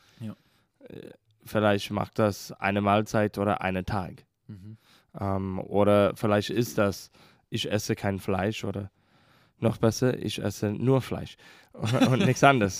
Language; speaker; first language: German; non-native, fluent; English